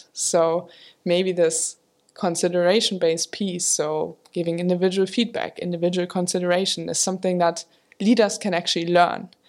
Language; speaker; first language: English; non-native, fluent; German